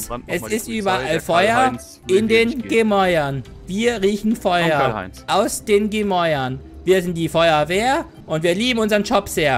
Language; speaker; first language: German; native; German